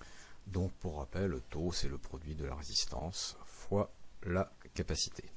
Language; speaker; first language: French; native; French